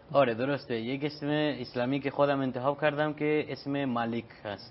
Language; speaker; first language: Persian; non-native, learner; Spanish